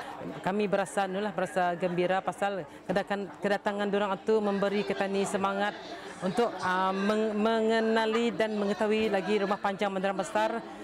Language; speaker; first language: Malay; non-native, local second language; Iban